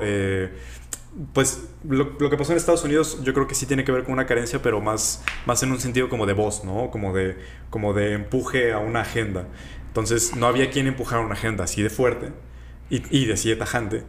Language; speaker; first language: Spanish; native; Spanish